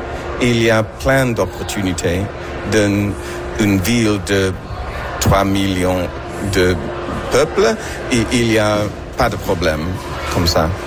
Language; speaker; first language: French; non-native, learner; English